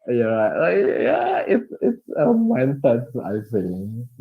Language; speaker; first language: English; non-native, learner; Indonesian